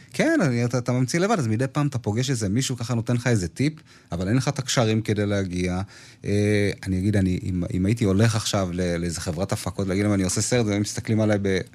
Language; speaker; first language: Hebrew; early bilingual, other home language; Amharic